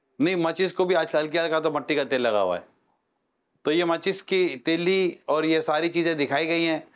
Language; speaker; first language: Urdu; native; Urdu